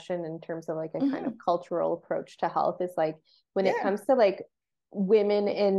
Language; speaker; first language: English; native; English